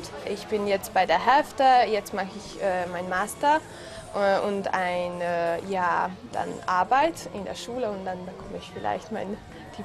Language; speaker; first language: German; non-native, local second language; Hungarian